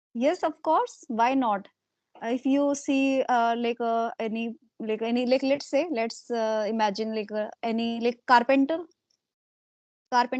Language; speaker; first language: English; non-native, local second language; Hindi